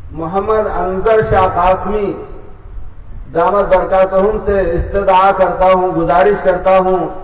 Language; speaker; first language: Urdu; native; Urdu